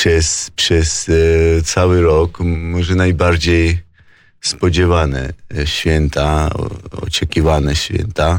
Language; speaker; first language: Polish; non-native, fluent; Georgian